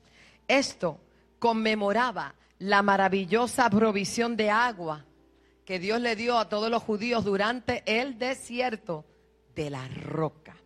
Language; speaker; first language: Spanish; native; Spanish